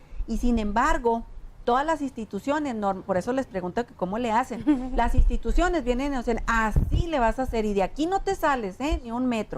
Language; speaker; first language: Spanish; native; Spanish